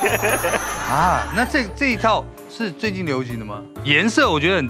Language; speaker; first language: Chinese; native; Chinese